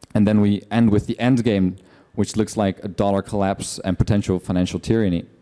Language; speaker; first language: English; non-native, fluent; Dutch